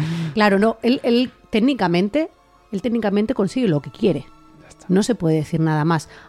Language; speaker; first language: Spanish; native; Spanish